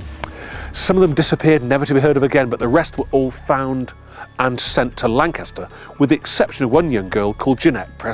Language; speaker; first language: English; native; English